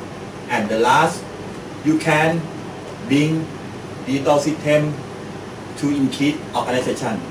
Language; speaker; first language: English; non-native, learner; Thai